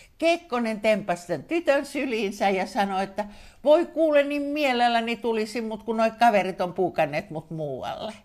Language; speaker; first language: Finnish; native; Finnish